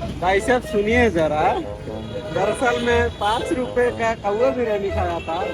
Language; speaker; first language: Hindi; non-native, learner; Bangla